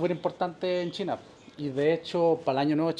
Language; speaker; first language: Spanish; native; Spanish